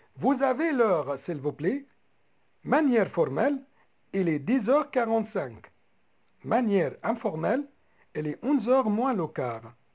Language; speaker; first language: French; non-native, local second language; Arabic